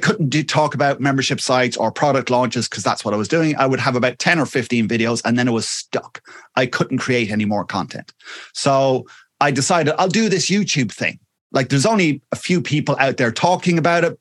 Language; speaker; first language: English; native; English